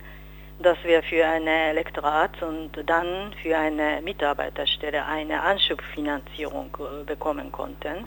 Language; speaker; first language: German; non-native, fluent; Japanese